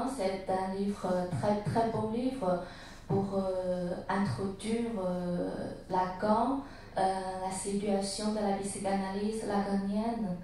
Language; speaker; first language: French; non-native, learner; Chinese